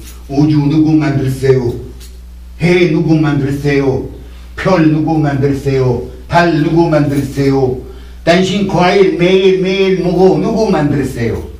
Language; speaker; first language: Korean; non-native, learner; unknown